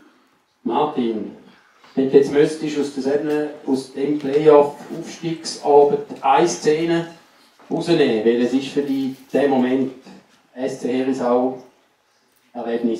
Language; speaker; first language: German; native; German